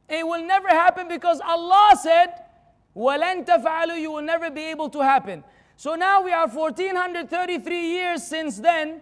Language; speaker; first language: English; non-native, fluent; Arabic